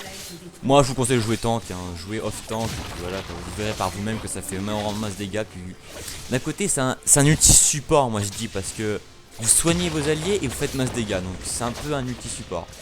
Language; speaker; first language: French; native; French